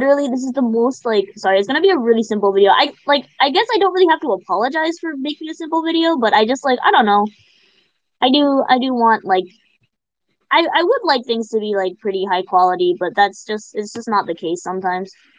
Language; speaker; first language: English; native; English